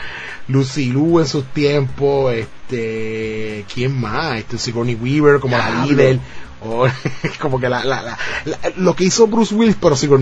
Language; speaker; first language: Spanish; native; Spanish